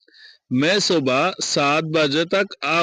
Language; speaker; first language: Hindi; non-native, fluent; Bangla